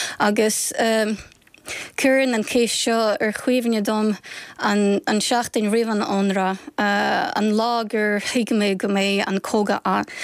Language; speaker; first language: Irish; non-native, fluent; Ukrainian